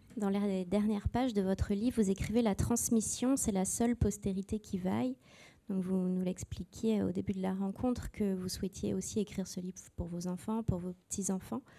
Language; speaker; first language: French; native; French